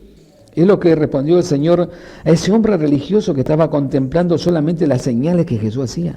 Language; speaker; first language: Spanish; native; Spanish